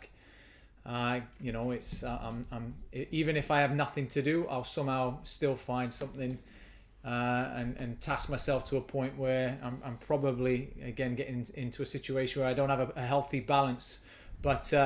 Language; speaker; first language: English; native; English